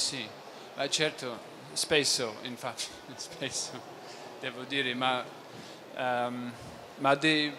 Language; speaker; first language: Italian; non-native, fluent; English